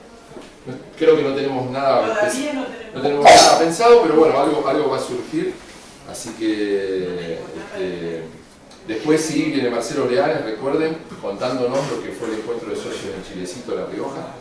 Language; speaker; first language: Spanish; native; Spanish